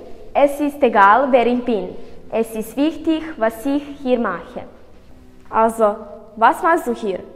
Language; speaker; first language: German; non-native, learner; Serbian